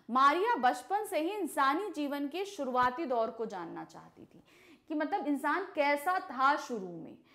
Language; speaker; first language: Hindi; native; Hindi